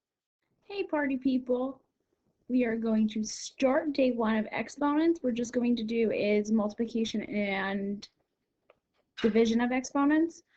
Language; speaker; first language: English; native; English